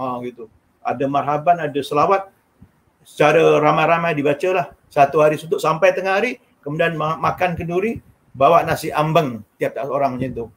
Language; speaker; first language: Malay; non-native, local second language; Javanese